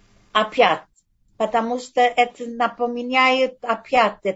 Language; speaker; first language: Russian; non-native, fluent; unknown